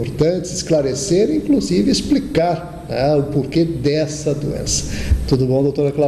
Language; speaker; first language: Portuguese; native; Portuguese